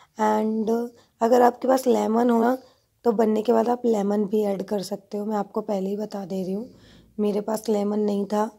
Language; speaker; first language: Hindi; native; Hindi